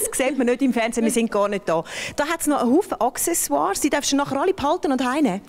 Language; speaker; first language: German; native; German